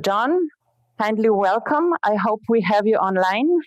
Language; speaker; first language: English; non-native, fluent; Slovenian